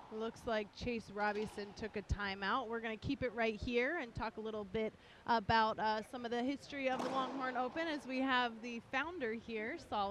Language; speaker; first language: English; native; English